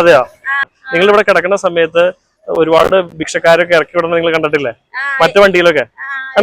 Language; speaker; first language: Malayalam; native; Malayalam